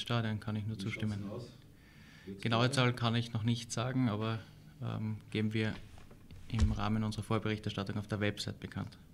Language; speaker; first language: German; native; German